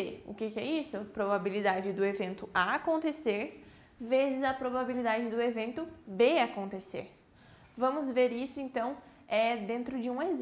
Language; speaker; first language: Portuguese; native; Portuguese